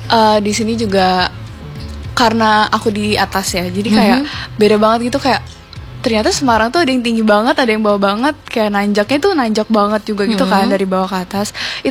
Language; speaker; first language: Indonesian; native; Indonesian